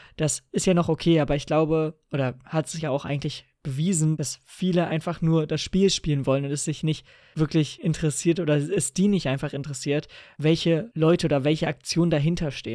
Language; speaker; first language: German; native; German